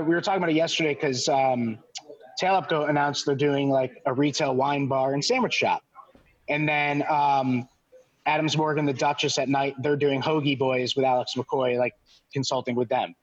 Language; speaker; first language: English; native; English